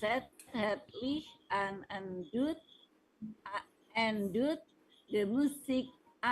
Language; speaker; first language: Dutch; non-native, learner; Indonesian